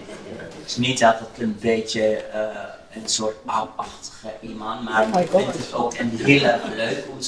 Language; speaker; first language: Dutch; non-native, learner; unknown